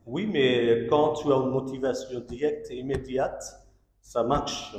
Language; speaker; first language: French; non-native, learner; Bangla